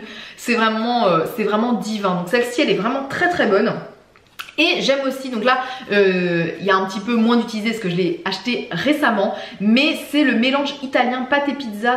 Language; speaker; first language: French; native; French